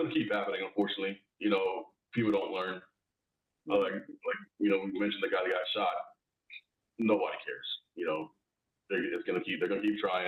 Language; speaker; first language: English; native; English